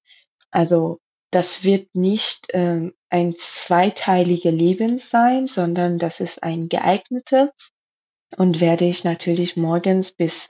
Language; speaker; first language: German; non-native, learner; Persian